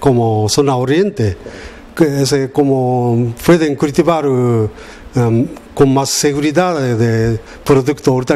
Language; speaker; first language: Spanish; non-native, learner; Japanese